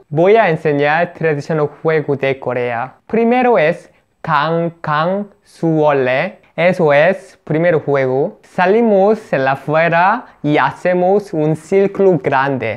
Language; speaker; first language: Spanish; non-native, learner; Korean